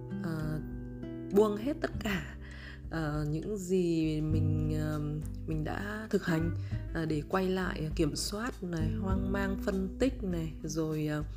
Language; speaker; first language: Vietnamese; native; Vietnamese